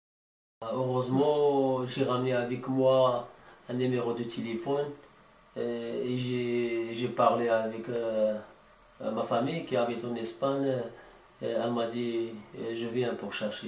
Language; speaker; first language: French; non-native, learner; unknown